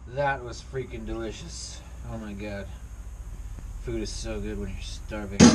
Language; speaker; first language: English; native; English